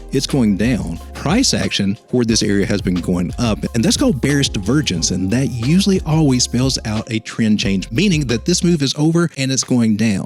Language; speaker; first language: English; native; English